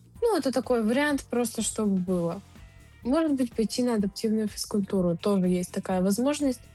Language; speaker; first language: Russian; native; Russian